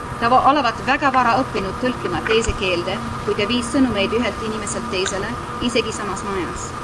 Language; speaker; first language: Estonian; non-native, fluent; English